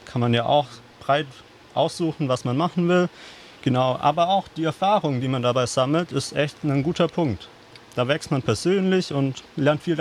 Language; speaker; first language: German; native; German